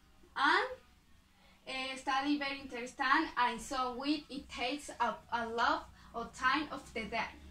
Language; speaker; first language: English; non-native, learner; Spanish